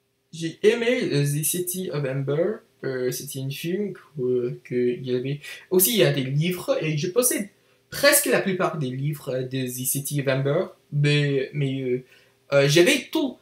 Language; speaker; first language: French; non-native, learner; English